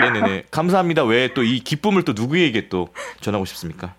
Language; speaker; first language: Korean; native; Korean